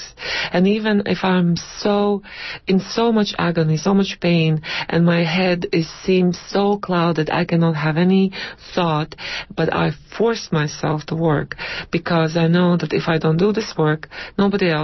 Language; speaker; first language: English; non-native, fluent; Latvian